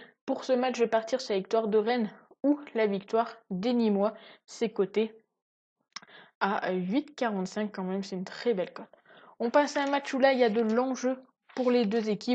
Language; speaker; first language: French; native; French